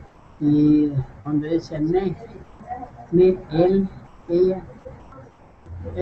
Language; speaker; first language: Spanish; non-native, local second language; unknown